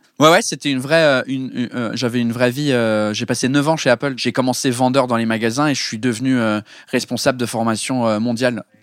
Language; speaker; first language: French; non-native, fluent; English